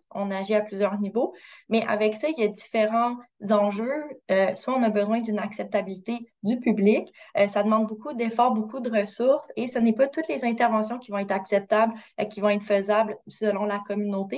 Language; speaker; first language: French; native; French